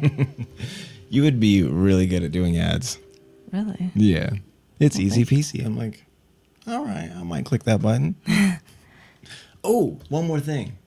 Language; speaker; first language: English; native; English